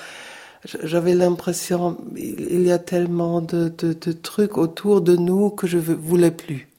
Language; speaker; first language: French; non-native, fluent; German